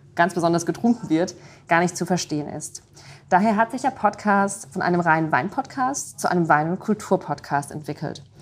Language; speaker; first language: German; native; German